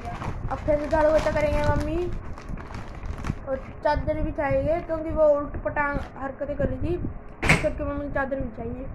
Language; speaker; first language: Hindi; native; Hindi